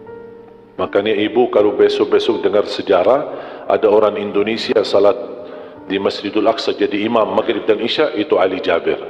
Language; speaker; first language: Indonesian; non-native, fluent; Arabic